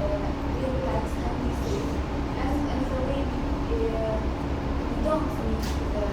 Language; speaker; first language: English; non-native, learner; Kurdish